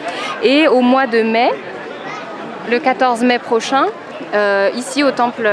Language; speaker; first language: French; early bilingual, other home language; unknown